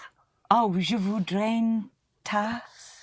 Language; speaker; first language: French; non-native, learner; English